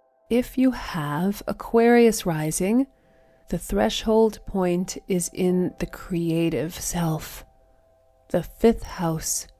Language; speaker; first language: English; native; English